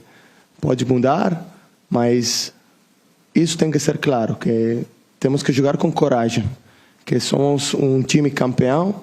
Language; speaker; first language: Portuguese; non-native, learner; Italian